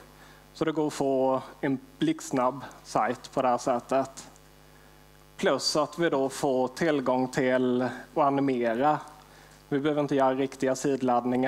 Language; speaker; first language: Swedish; native; Swedish